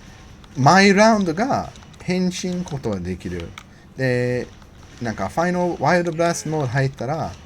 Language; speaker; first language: Japanese; non-native, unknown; English